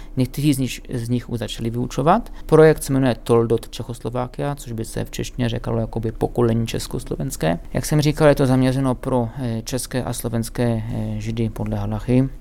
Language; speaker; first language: Czech; native; Czech